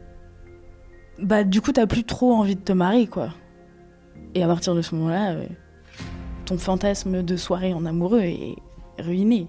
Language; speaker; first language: French; native; French